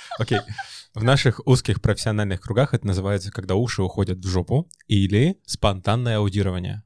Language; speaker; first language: Russian; native; Russian